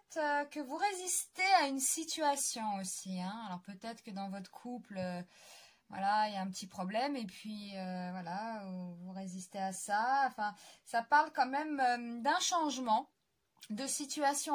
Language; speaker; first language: French; native; French